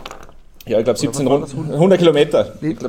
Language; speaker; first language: German; native; German